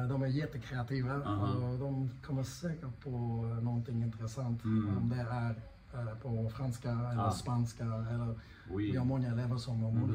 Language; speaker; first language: Swedish; non-native, fluent; French